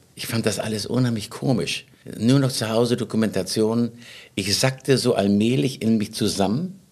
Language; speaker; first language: German; native; German